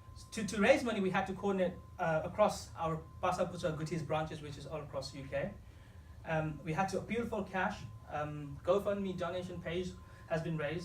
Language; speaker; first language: English; non-native, fluent; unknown